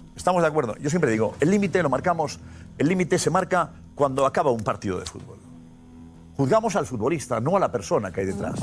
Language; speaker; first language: Spanish; native; Spanish